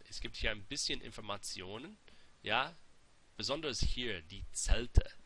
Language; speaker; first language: German; non-native, fluent; English